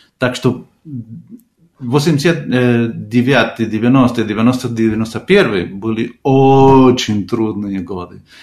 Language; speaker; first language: Russian; non-native, fluent; Spanish